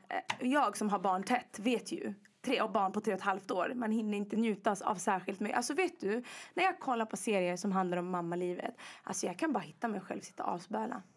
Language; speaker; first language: Swedish; early bilingual, other home language; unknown